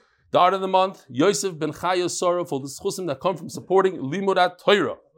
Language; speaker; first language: English; native; English